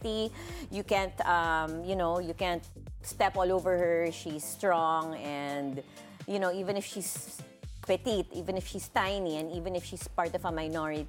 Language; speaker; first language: English; non-native, local second language; Filipino